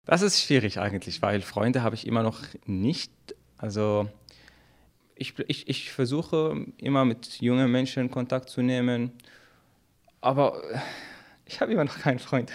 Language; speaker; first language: German; non-native, fluent; Arabic